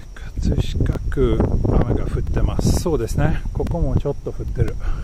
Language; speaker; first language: Japanese; non-native, learner; Swedish